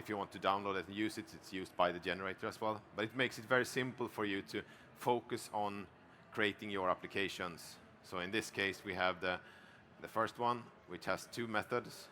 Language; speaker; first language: English; non-native, fluent; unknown